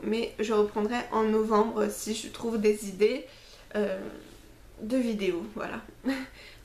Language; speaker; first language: French; native; French